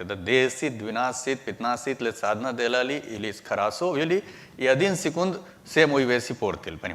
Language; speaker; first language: Russian; non-native, learner; Hindi